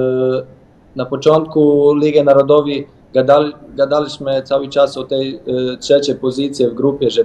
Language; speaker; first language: Polish; non-native, learner; Bosnian